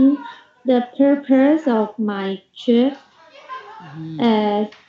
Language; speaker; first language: English; non-native, learner; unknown